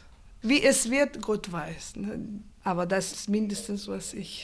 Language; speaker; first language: German; non-native, fluent; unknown